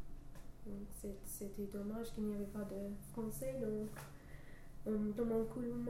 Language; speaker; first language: French; non-native, fluent; English